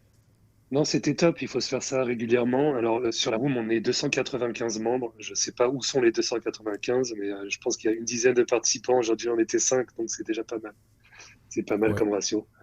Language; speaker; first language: French; native; French